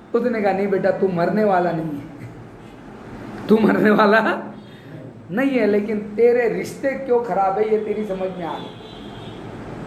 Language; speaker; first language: Hindi; non-native, local second language; Marathi